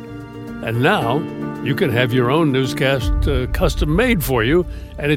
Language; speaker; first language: English; native; English